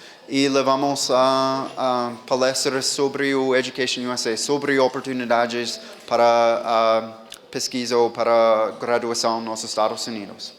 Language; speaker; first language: Portuguese; non-native, fluent; English